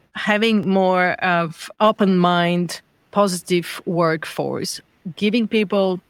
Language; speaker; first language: English; non-native, fluent; Bulgarian